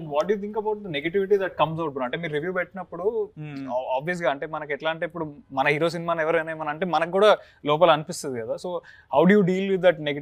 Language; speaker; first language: Telugu; native; Telugu